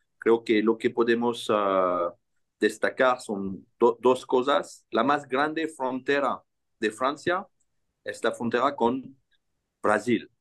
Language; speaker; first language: Spanish; non-native, fluent; French